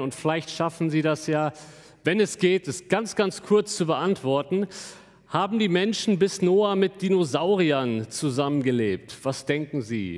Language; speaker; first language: German; native; German